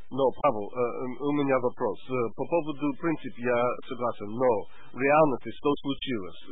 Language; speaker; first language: Russian; non-native, learner; English